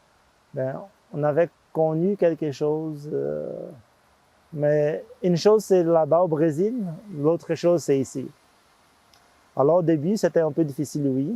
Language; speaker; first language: French; non-native, fluent; Portuguese